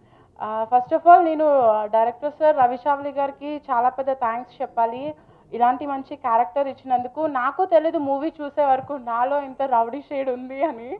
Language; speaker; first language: Telugu; non-native, fluent; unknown